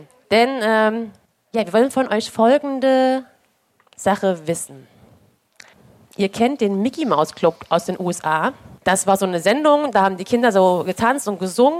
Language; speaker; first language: German; native; German